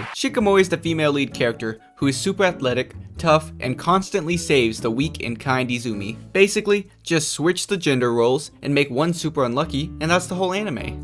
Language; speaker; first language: English; native; English